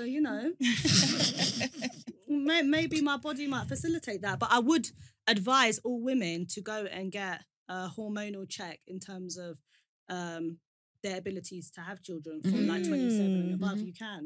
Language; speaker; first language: English; native; English